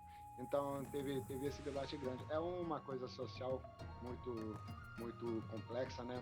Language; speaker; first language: Portuguese; non-native, fluent; French